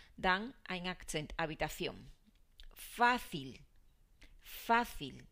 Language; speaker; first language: German; non-native, fluent; Spanish